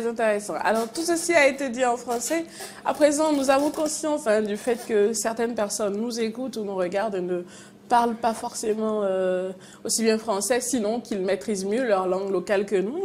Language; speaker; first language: French; non-native, local second language; Fon